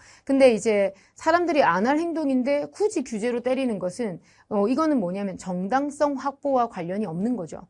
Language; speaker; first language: Korean; native; Korean